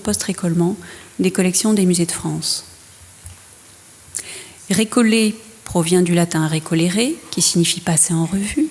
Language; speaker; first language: French; native; French